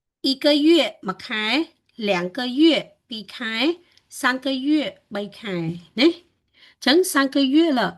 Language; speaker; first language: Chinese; non-native, fluent; Khmer